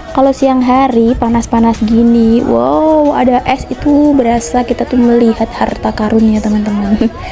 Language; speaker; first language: Indonesian; non-native, local second language; Javanese